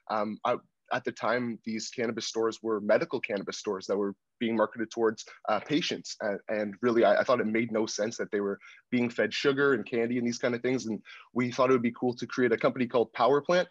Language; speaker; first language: English; native; English